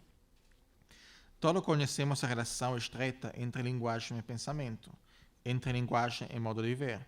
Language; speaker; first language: Portuguese; non-native, fluent; Italian